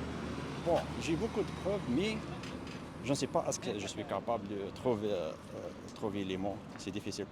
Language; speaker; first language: French; non-native, learner; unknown